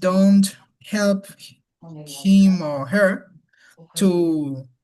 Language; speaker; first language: English; non-native, learner; Spanish